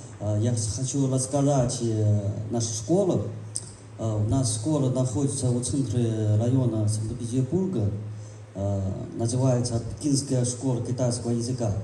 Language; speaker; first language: Russian; non-native, learner; Chinese